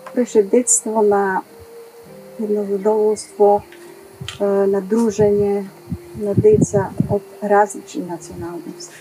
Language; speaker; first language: Macedonian; early bilingual, heritage; Macedonian